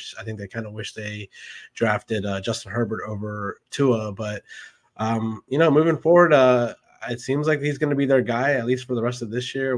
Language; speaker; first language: English; native; English